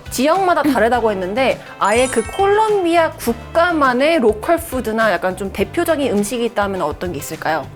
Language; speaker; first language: Korean; native; Korean